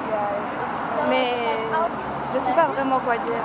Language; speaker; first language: French; early bilingual, other home language; Ukrainian